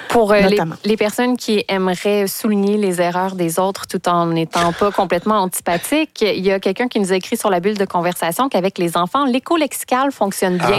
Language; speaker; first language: French; native; French